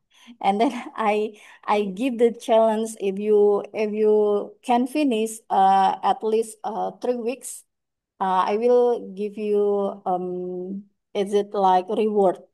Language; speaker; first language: English; non-native, learner; Indonesian